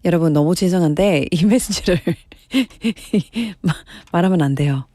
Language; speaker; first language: Korean; non-native, learner; English